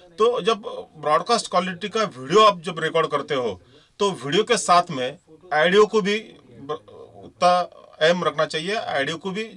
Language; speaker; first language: Hindi; non-native, local second language; Marathi